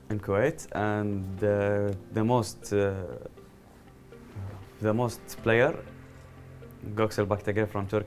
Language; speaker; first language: English; non-native, learner; Arabic